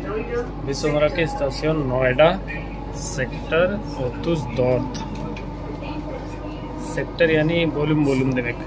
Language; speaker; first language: Turkish; non-native, fluent; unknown